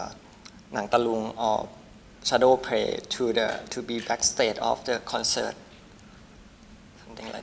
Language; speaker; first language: English; non-native, learner; Thai